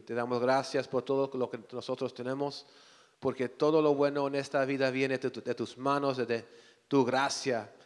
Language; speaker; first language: Spanish; early bilingual, heritage; Spanish